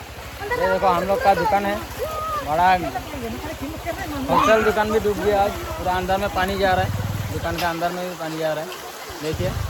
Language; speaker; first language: Hindi; non-native, local second language; Assamese